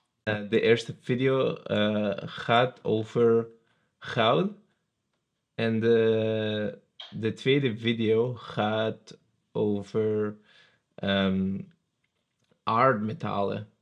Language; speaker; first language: Dutch; non-native, learner; Spanish